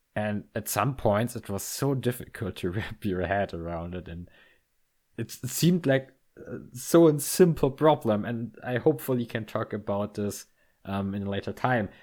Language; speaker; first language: English; non-native, fluent; German